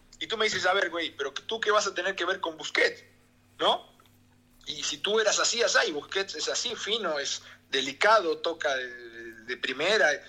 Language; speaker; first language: Spanish; native; Spanish